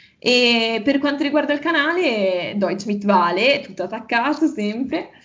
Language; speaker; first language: Italian; native; Italian